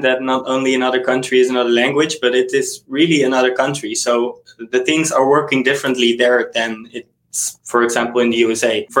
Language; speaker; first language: English; non-native, fluent; Dutch